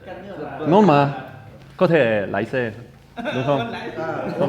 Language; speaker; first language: Vietnamese; non-native, learner; Polish